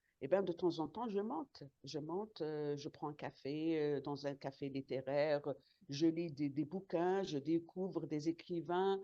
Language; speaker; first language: French; non-native, local second language; Arabic